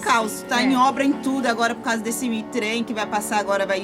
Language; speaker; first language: Portuguese; native; Portuguese